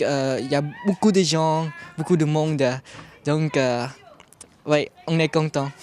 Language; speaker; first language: French; non-native, learner; Khmer